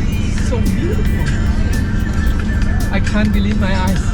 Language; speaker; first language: English; non-native, learner; Thai